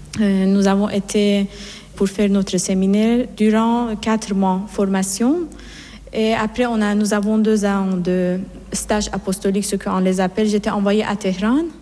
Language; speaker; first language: French; non-native, fluent; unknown